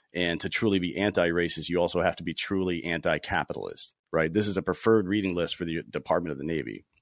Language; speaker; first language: English; native; English